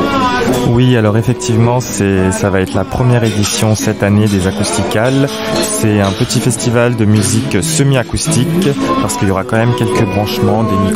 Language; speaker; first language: French; native; French